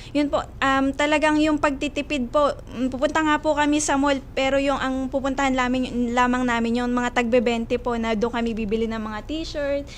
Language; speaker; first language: Filipino; native; Filipino